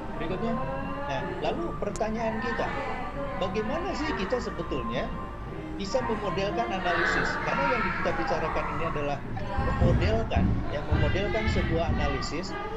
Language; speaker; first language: Indonesian; non-native, local second language; Sundanese